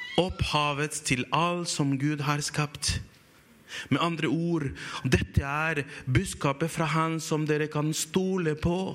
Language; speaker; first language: Norwegian; non-native, fluent; Spanish